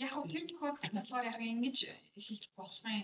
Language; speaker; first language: Mongolian; native; Mongolian